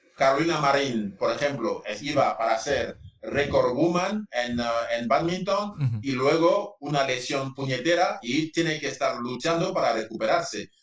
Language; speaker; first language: Spanish; non-native, fluent; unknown